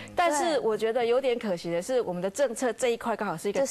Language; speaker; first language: Chinese; native; Chinese